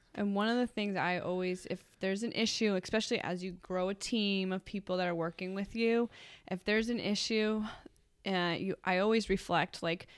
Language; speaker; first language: English; native; English